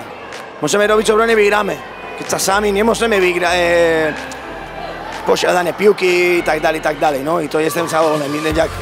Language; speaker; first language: Polish; non-native, learner; Spanish